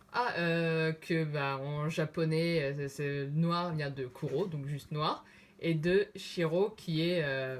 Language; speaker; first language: French; native; French